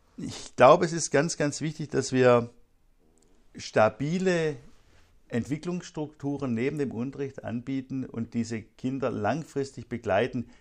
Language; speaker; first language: German; native; German